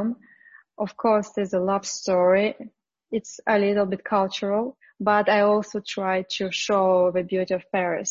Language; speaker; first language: English; non-native, fluent; Russian